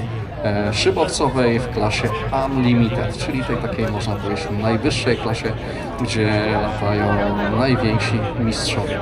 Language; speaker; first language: Polish; native; Polish